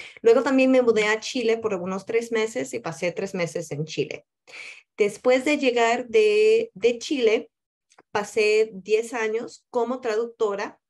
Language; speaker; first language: Spanish; early bilingual, heritage; Spanish